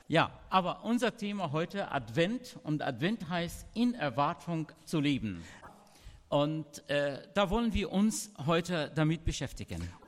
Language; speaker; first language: German; non-native, fluent; Arabic